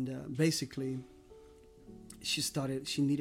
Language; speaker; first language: English; non-native, fluent; Spanish